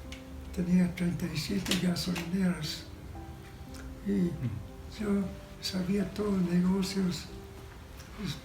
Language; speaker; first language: Spanish; non-native, fluent; English